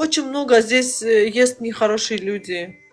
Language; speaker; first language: Russian; non-native, local second language; Azerbaijani